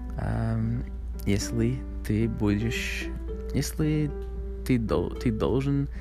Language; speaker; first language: Russian; non-native, learner; English